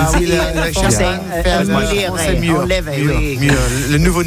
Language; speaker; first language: French; non-native, learner; English